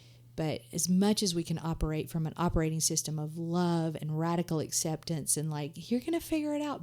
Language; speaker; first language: English; native; English